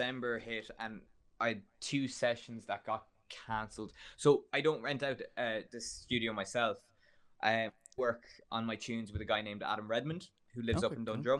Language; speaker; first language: English; native; English